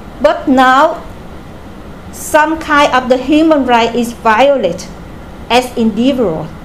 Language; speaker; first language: English; non-native, learner; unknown